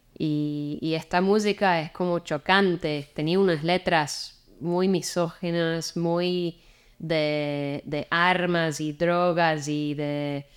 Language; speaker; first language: Spanish; non-native, fluent; English